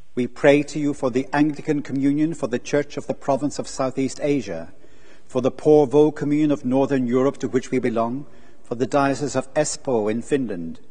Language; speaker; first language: English; native; English